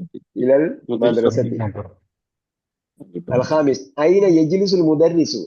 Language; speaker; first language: Arabic; non-native, fluent; Malayalam